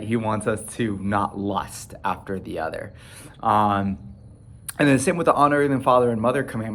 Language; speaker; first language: English; native; English